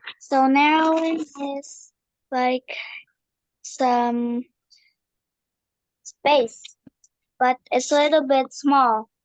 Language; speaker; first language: English; non-native, learner; Indonesian